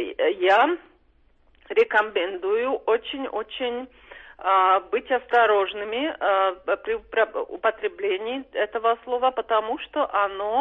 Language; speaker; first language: Russian; non-native, fluent; Czech